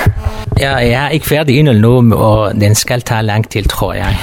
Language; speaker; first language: Danish; non-native, learner; Kurdish